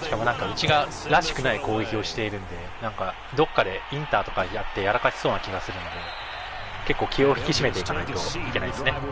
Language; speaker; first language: Japanese; native; Japanese